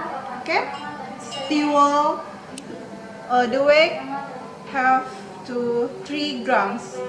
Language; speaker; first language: English; non-native, learner; Indonesian